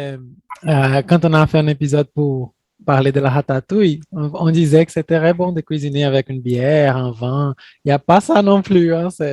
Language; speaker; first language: French; non-native, fluent; Portuguese